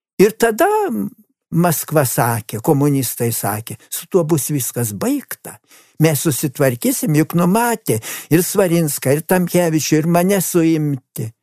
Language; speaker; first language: Lithuanian; native; Lithuanian